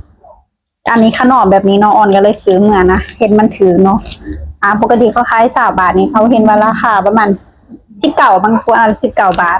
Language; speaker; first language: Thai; non-native, local second language; Lao